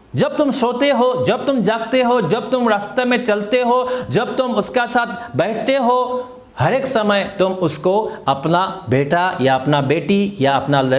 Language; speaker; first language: Hindi; non-native, local second language; Assamese